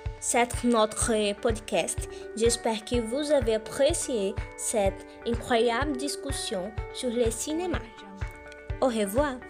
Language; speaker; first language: French; non-native, learner; Portuguese